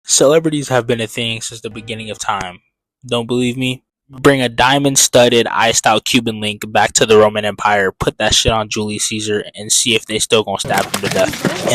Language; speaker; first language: English; native; English